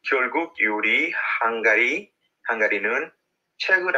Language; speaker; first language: Korean; non-native, learner; English